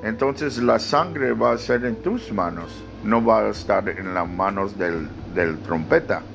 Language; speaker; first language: Spanish; early bilingual, other home language; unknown